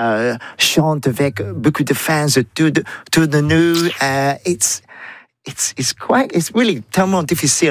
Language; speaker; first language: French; non-native, learner; English